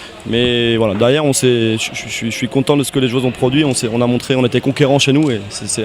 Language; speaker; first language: French; native; French